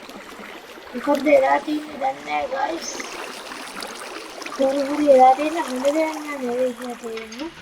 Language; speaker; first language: English; non-native, local second language; Sinhala